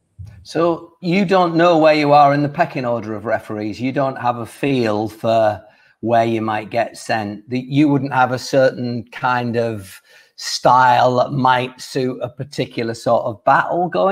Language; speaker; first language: English; native; English